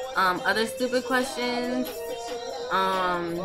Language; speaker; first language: English; native; English